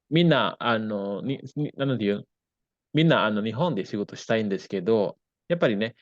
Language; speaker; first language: Japanese; non-native, fluent; Indonesian